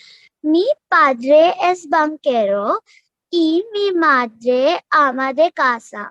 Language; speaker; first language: Spanish; non-native, learner; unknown